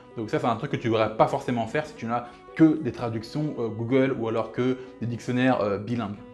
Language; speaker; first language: French; early bilingual, other home language; Lingala